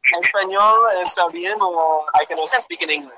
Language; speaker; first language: Spanish; non-native, learner; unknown